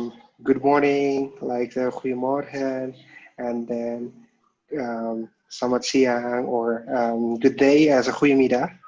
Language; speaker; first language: English; non-native, local second language; Indonesian